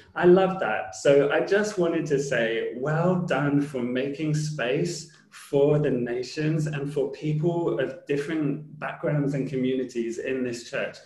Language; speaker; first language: English; native; English